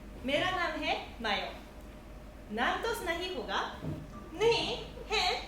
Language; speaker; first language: Hindi; non-native, fluent; Japanese